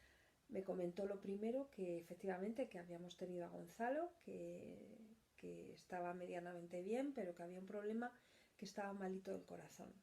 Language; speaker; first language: Spanish; native; Spanish